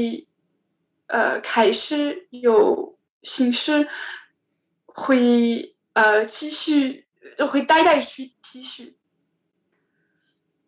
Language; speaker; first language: Chinese; non-native, learner; French